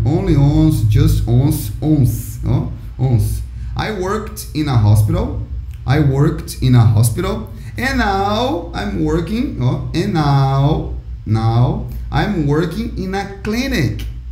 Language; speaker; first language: English; non-native, fluent; Portuguese